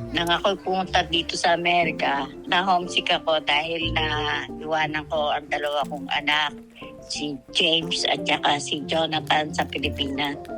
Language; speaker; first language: Filipino; native; Filipino